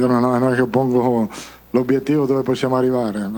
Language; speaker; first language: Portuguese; non-native, fluent; Italian